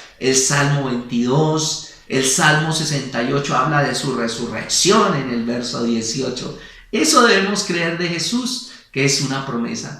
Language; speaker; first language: Spanish; native; Spanish